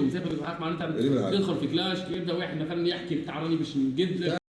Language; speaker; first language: Arabic; native; Arabic